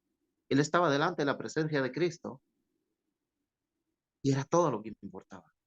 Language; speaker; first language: Spanish; native; Spanish